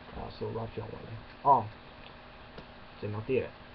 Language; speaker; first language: Burmese; non-native, learner; English